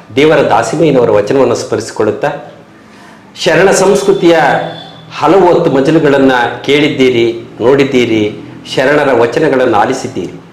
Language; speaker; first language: Kannada; native; Kannada